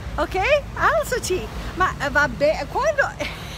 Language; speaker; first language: Italian; non-native, learner; English